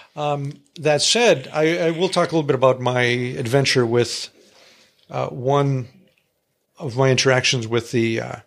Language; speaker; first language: English; early bilingual, other home language; Greek